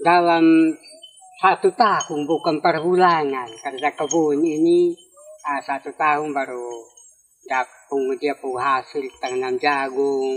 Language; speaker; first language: Indonesian; non-native, local second language; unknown